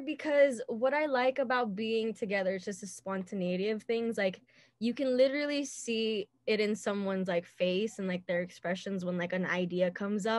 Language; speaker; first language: English; native; English